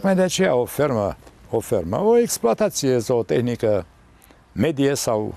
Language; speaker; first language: Romanian; native; Romanian